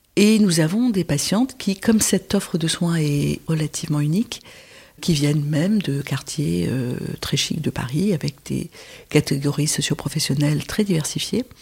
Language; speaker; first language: French; non-native, local second language; Arabic